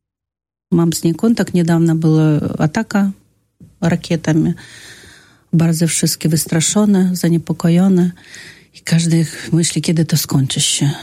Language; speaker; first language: Polish; non-native, fluent; Russian